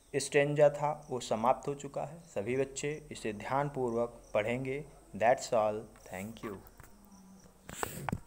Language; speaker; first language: Hindi; native; Hindi